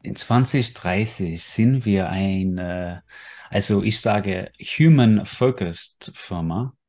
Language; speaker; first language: German; non-native, fluent; English